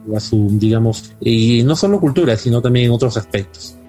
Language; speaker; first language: Spanish; native; Spanish